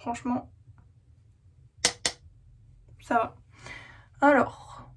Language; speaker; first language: French; native; French